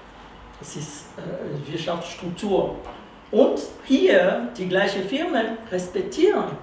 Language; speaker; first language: German; non-native, fluent; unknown